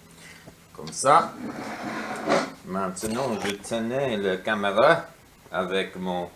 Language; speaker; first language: French; non-native, learner; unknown